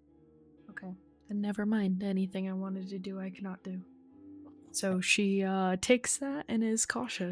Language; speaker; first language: English; native; English